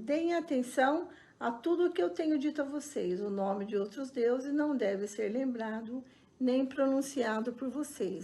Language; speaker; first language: Portuguese; native; Portuguese